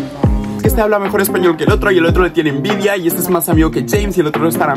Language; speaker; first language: Spanish; native; Spanish